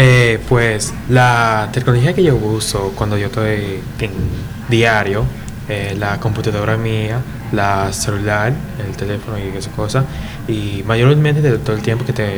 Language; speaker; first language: Spanish; early bilingual, heritage; English